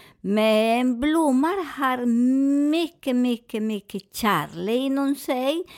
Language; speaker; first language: Swedish; non-native, fluent; Spanish